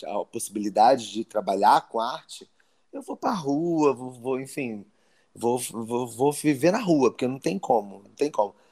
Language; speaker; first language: Portuguese; native; Portuguese